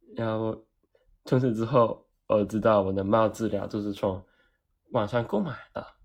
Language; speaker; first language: Chinese; non-native, local second language; Cantonese